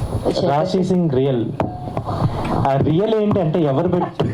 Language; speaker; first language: Telugu; native; Telugu